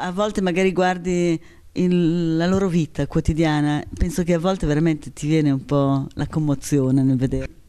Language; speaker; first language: Italian; native; Italian